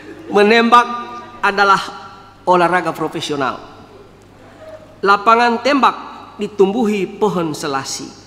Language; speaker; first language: Indonesian; native; Indonesian